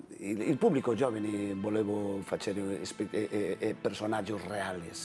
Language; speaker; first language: Italian; non-native, learner; Spanish